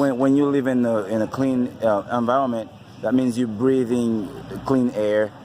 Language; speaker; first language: English; non-native, local second language; Haitian Creole